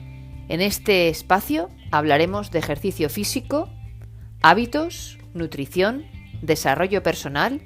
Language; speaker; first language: Spanish; native; Spanish